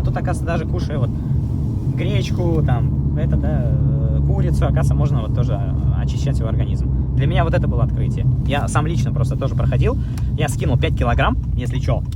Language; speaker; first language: Russian; native; Russian